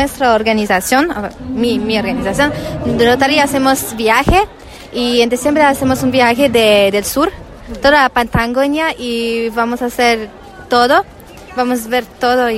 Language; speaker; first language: Spanish; non-native, learner; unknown